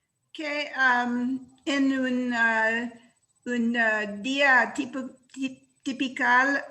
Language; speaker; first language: Spanish; non-native, learner; English